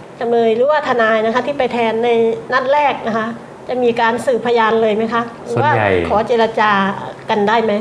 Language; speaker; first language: Thai; native; Thai